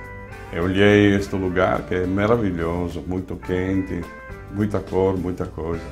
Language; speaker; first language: Portuguese; non-native, fluent; Italian